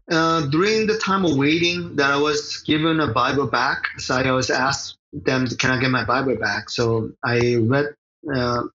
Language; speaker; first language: English; early bilingual, other home language; Korean